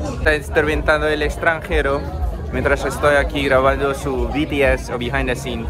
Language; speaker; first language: Spanish; non-native, learner; Filipino